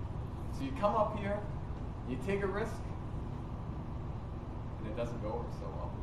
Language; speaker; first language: English; native; English